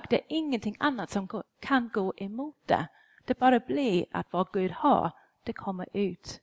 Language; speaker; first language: Swedish; non-native, fluent; English